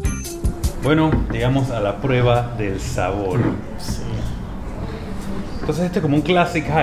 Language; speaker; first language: Spanish; native; Spanish